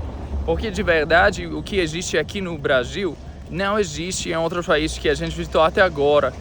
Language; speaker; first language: Portuguese; non-native, fluent; Greek